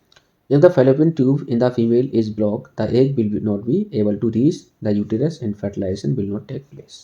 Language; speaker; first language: English; non-native, local second language; Hindi